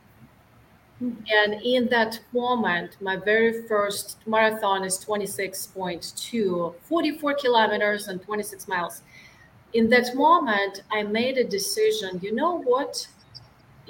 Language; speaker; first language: English; non-native, fluent; Russian